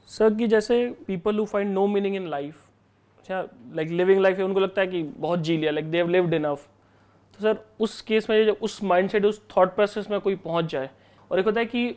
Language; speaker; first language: Hindi; native; Hindi